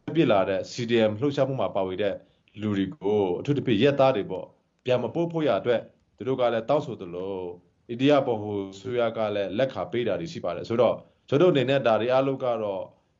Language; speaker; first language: Burmese; non-native, local second language; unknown